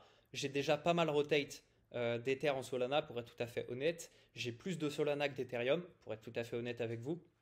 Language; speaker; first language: French; native; French